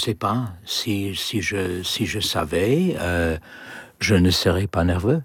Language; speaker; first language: French; non-native, learner; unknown